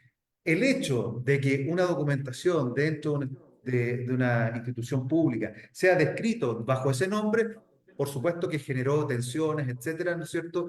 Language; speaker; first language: Spanish; native; Spanish